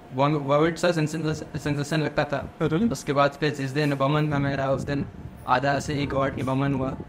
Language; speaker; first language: Hindi; native; Hindi